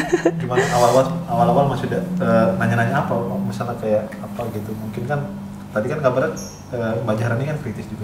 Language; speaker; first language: Indonesian; native; Indonesian